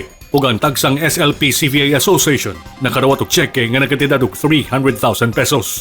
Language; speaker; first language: Cebuano; native; Cebuano